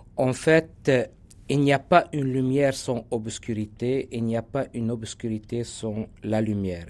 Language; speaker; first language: French; non-native, local second language; Arabic